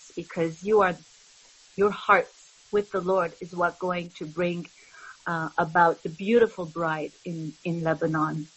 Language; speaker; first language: English; early bilingual, other home language; Arabic